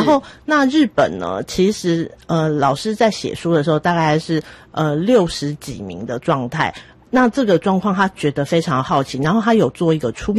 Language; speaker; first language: Chinese; native; Chinese